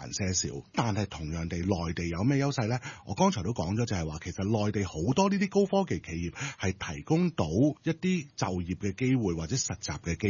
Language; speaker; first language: Cantonese; native; Cantonese